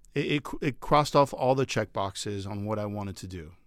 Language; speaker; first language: English; early bilingual, other home language; French